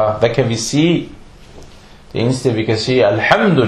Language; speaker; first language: Danish; non-native, fluent; Arabic